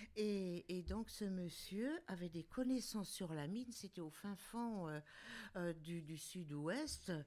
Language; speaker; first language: French; native; French